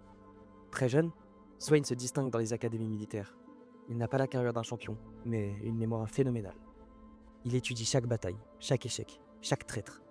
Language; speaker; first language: French; native; French